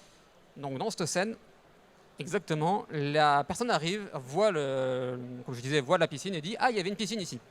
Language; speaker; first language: French; native; French